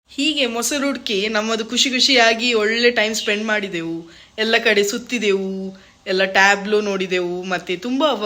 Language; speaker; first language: Kannada; native; Kannada